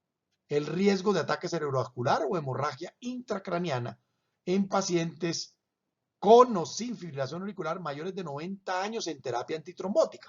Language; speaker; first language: Spanish; native; Spanish